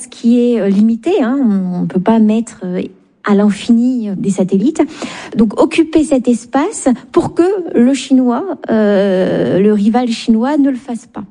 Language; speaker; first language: French; native; French